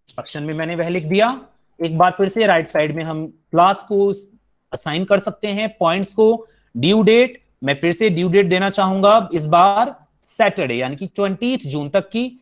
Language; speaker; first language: Hindi; native; Hindi